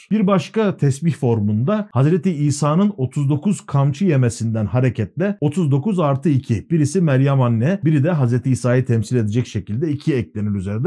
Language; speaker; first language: Turkish; native; Turkish